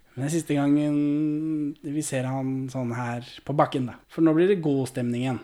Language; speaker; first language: Norwegian; native; Norwegian